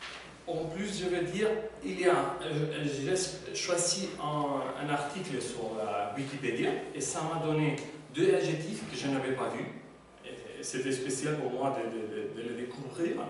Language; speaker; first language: French; non-native, learner; Spanish